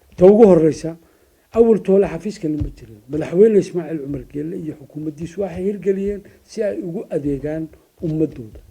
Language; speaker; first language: Somali; native; Somali